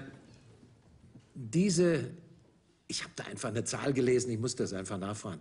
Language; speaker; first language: German; native; German